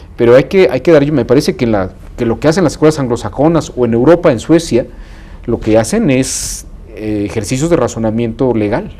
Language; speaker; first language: Spanish; native; Spanish